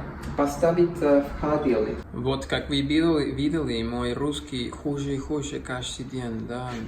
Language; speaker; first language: Russian; non-native, learner; Spanish